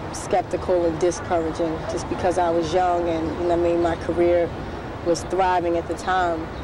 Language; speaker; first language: English; native; English